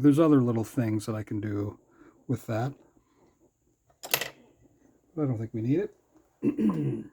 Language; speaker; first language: English; native; English